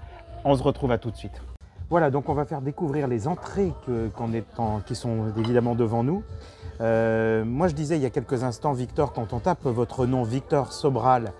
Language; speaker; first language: French; native; French